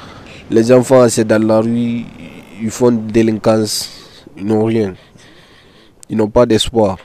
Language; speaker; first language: French; non-native, learner; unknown